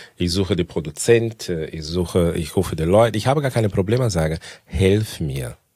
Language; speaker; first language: German; non-native, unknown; Portuguese